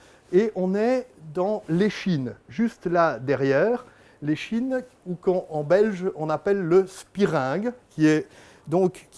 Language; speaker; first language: French; native; French